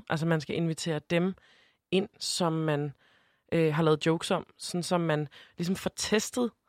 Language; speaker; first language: Danish; native; Danish